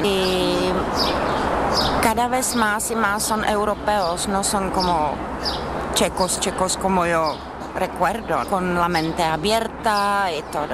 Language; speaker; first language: Spanish; non-native, fluent; Czech